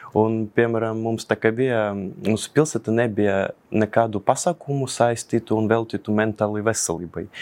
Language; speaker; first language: Latvian; non-native, local second language; Russian